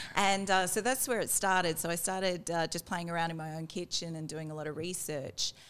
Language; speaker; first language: English; native; English